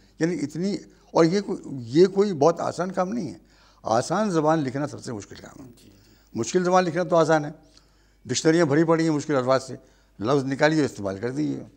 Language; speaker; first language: Urdu; native; Urdu